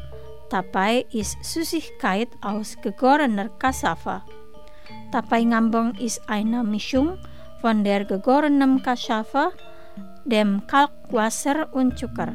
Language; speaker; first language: German; non-native, fluent; Indonesian